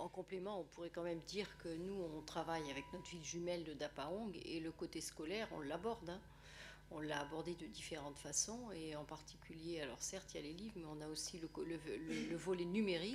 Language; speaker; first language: French; native; French